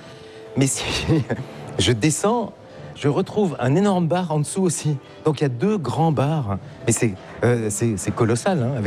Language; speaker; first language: French; native; French